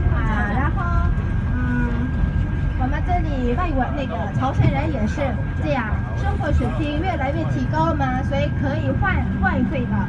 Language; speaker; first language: Chinese; non-native, fluent; Korean